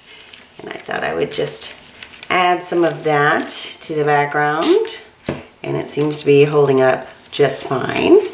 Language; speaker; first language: English; native; English